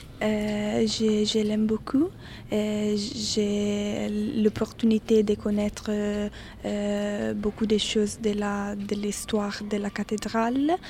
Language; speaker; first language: French; non-native, learner; Italian